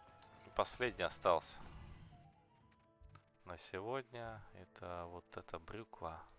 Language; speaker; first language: Russian; native; Russian